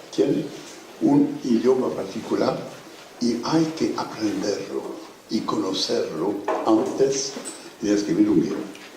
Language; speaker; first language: Spanish; non-native, fluent; French